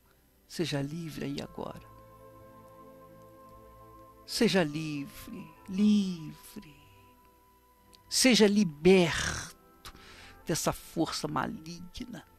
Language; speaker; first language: Portuguese; native; Portuguese